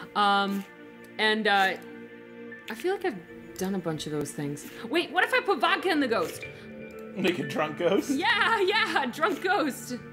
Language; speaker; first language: English; native; English